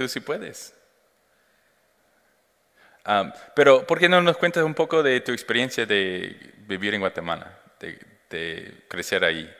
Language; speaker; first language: Spanish; non-native, fluent; English